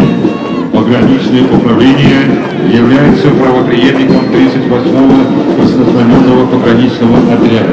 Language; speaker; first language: Russian; native; Russian